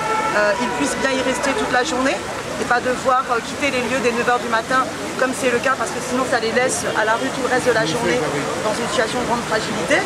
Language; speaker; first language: French; native; French